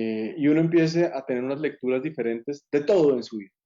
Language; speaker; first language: Spanish; native; Spanish